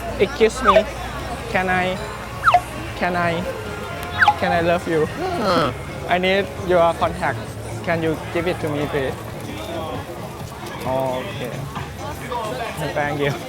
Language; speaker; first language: English; non-native, learner; Thai